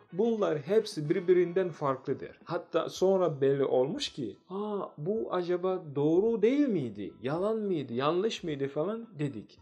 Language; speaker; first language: Turkish; non-native, fluent; Swahili